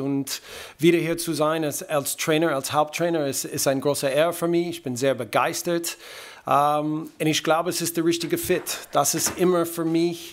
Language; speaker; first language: German; non-native, fluent; English